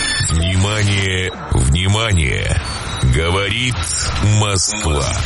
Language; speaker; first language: Russian; native; Russian